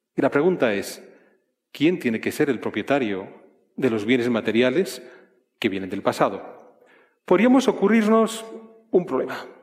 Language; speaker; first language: Spanish; native; Spanish